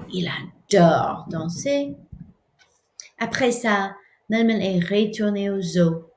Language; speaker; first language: French; non-native, fluent; English